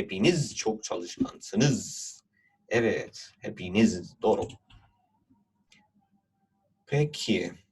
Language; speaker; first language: Turkish; non-native, fluent; Urdu